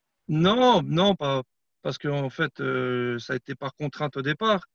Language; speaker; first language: French; non-native, fluent; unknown